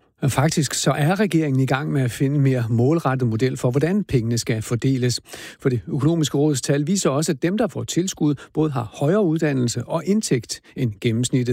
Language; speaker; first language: Danish; native; Danish